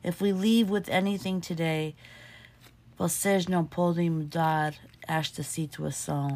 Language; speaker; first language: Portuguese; early bilingual, heritage; Portuguese